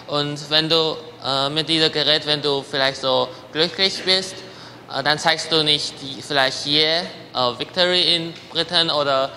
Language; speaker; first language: German; non-native, learner; Chinese